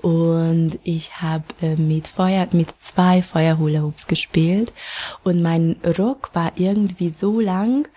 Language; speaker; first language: German; non-native, fluent; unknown